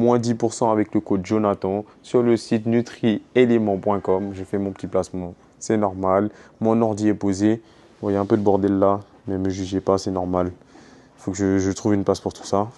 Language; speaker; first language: French; native; French